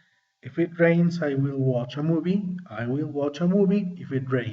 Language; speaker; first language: English; non-native, fluent; Spanish